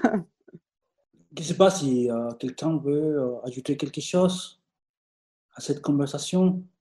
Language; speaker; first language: French; non-native, fluent; Spanish